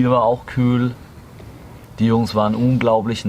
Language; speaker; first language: German; native; German